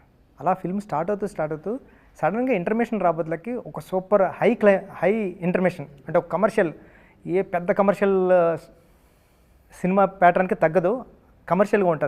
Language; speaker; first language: Telugu; native; Telugu